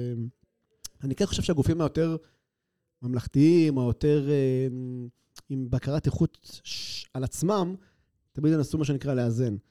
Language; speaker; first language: Hebrew; native; Hebrew